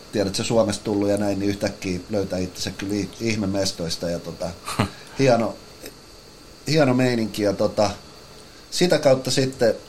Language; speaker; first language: English; non-native, fluent; Finnish